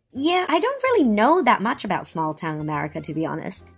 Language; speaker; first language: English; non-native, fluent; Chinese